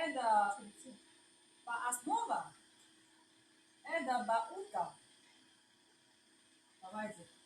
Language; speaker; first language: Russian; non-native, learner; Chinese